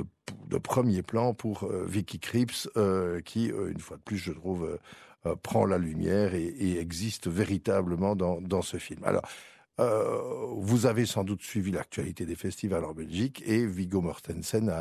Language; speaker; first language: French; native; French